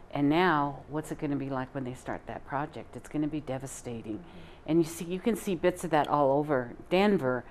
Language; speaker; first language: English; native; English